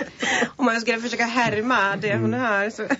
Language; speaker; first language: Swedish; non-native, fluent; Polish